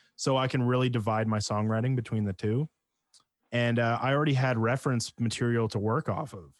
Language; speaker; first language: English; native; English